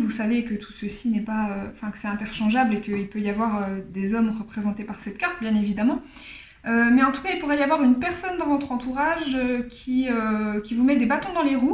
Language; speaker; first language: French; native; French